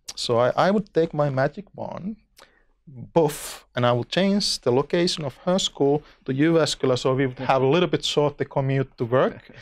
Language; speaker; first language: English; non-native, fluent; Finnish